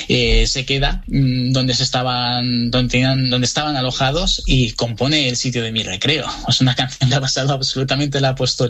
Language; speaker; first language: Spanish; native; Spanish